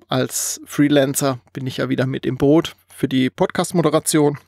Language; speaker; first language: German; native; German